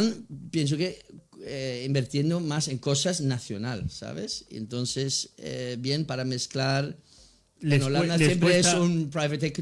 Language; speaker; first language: Spanish; non-native, fluent; Dutch